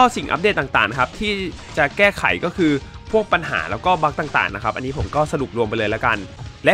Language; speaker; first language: Thai; native; Thai